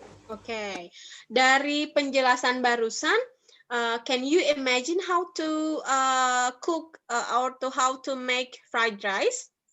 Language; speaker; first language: English; non-native, fluent; Indonesian